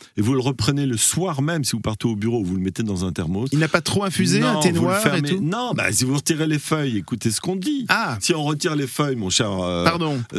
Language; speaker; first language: French; non-native, fluent; English